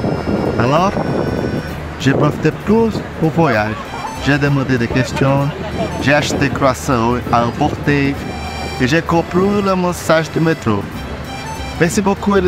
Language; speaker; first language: French; non-native, learner; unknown